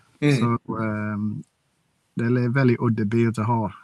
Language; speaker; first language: Swedish; non-native, fluent; English